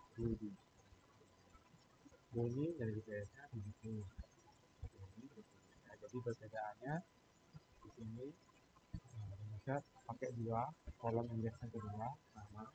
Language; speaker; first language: Indonesian; native; Indonesian